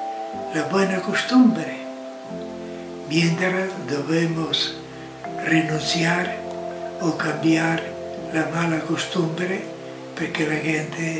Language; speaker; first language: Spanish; non-native, fluent; Italian